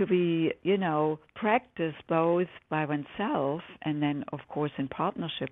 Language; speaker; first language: English; non-native, fluent; German